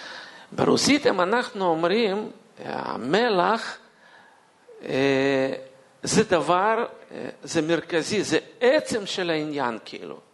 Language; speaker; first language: Hebrew; non-native, fluent; Russian